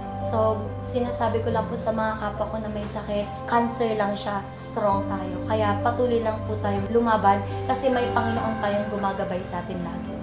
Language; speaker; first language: Filipino; non-native, local second language; Bikol